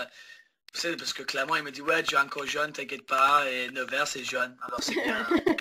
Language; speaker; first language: French; early bilingual, heritage; English